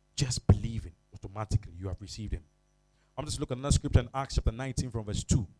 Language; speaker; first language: English; non-native, local second language; Ga